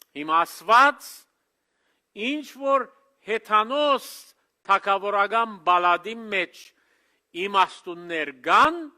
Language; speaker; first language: Armenian; early bilingual, heritage; Armenian